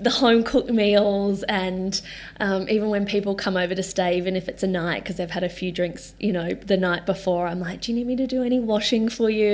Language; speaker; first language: English; native; English